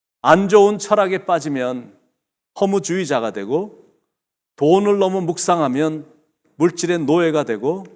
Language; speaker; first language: Korean; native; Korean